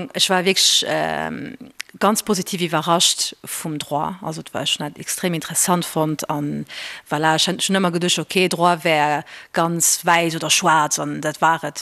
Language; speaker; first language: Luxembourgish; early bilingual, other home language; Portuguese